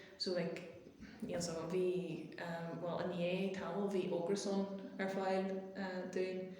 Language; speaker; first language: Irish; non-native, local second language; English